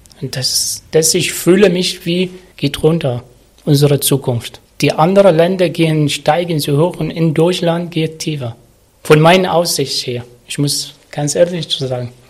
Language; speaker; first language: German; non-native, learner; Arabic